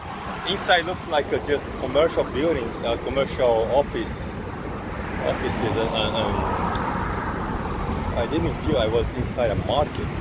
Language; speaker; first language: English; non-native, fluent; Portuguese